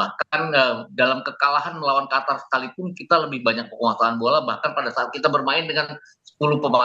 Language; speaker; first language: Indonesian; native; Indonesian